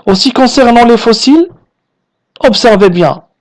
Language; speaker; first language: French; non-native, local second language; Arabic